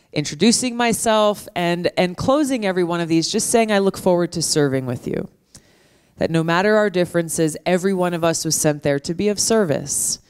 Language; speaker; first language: English; native; English